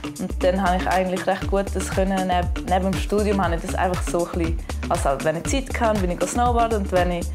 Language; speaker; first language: German; non-native, local second language; Romansh